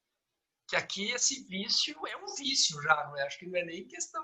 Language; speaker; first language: Portuguese; native; Portuguese